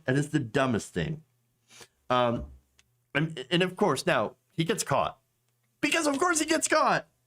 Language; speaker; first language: English; native; English